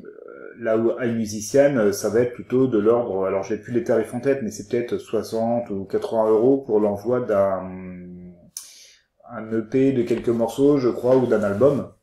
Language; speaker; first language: French; native; French